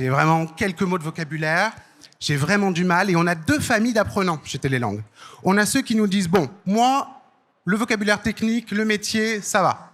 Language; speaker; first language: French; native; French